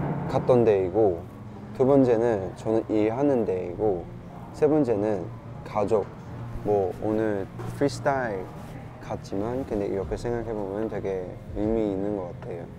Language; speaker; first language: Korean; non-native, fluent; Cantonese